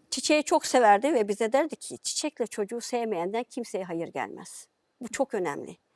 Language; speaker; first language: Turkish; native; Turkish